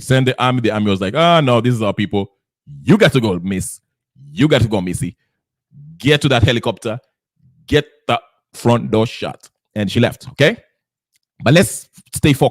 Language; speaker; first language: English; non-native, local second language; Swahili